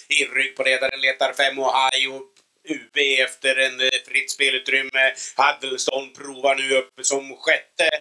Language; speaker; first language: Swedish; native; Swedish